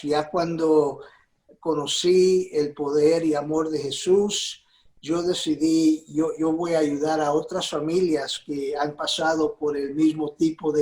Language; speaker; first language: Spanish; early bilingual, heritage; Spanish